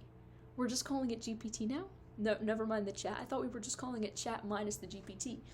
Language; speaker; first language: English; native; English